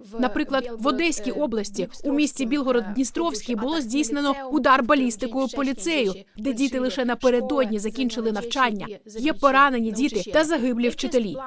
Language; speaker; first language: Ukrainian; native; Ukrainian